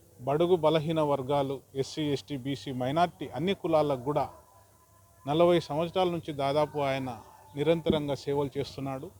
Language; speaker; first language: Telugu; non-native, local second language; Lambadi